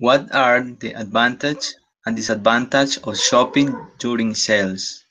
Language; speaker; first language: English; non-native, learner; Spanish